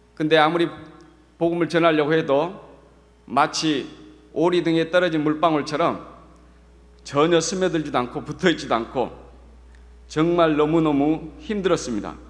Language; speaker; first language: Korean; native; Korean